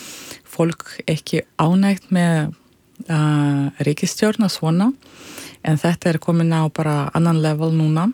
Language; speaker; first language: Icelandic; non-native, fluent; Russian